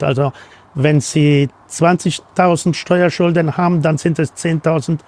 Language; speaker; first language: German; non-native, fluent; Spanish